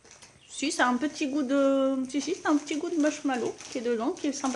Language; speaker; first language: French; native; French